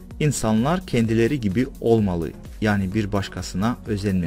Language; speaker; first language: Turkish; non-native, fluent; Russian